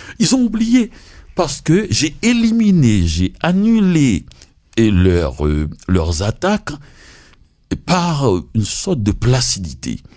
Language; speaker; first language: French; non-native, local second language; Haitian Creole